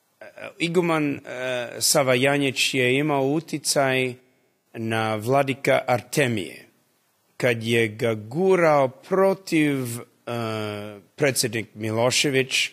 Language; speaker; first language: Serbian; early bilingual, heritage; English